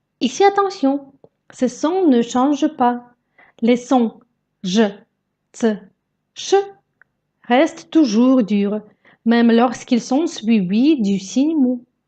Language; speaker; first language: French; non-native, fluent; Russian